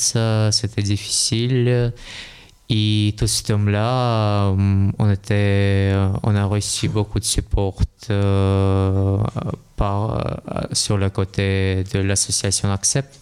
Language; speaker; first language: French; non-native, fluent; Russian